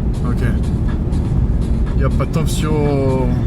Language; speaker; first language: Russian; non-native, learner; French